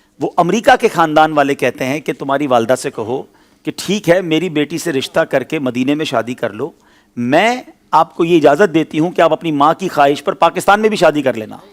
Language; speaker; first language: Urdu; native; Urdu